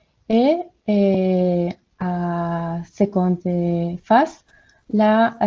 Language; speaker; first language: French; non-native, learner; Spanish